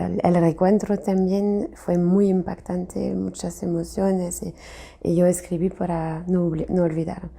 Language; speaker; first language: Spanish; non-native, fluent; French